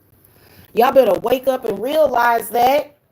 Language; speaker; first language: English; native; English